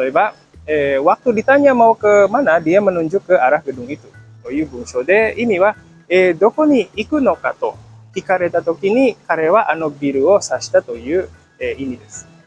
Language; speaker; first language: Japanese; non-native, fluent; Indonesian